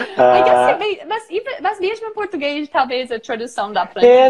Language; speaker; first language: English; native; English